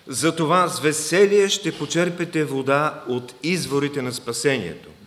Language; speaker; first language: Bulgarian; non-native, fluent; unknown